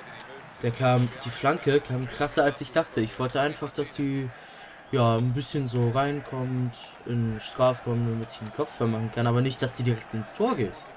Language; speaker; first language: German; native; German